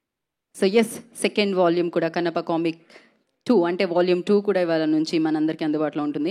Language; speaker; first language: Telugu; native; Telugu